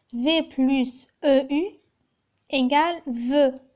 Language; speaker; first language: French; non-native, local second language; Arabic